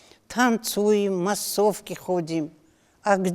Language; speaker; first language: Russian; non-native, local second language; Tajik